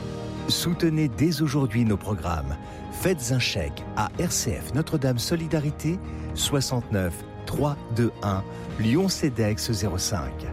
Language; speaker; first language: French; native; French